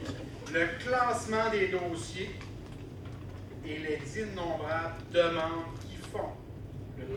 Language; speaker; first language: French; native; French